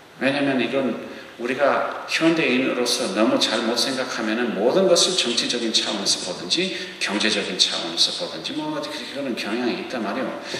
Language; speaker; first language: Korean; non-native, local second language; English